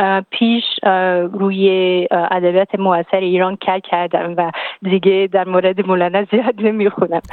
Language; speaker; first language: Persian; non-native, fluent; French